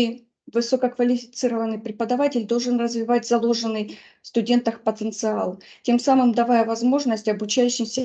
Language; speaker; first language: Russian; native; Russian